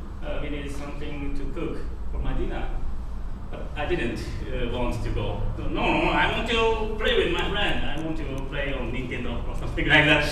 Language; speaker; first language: English; non-native, fluent; Japanese